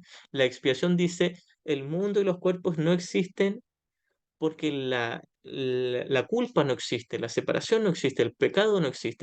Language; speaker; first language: Spanish; native; Spanish